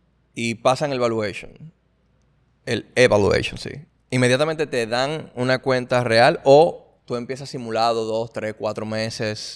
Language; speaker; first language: Spanish; native; Spanish